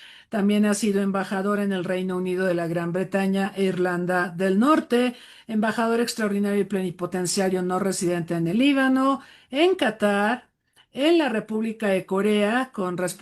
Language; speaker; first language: Spanish; native; Spanish